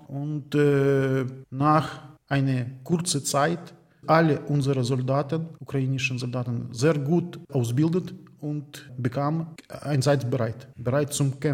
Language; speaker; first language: German; non-native, learner; Ukrainian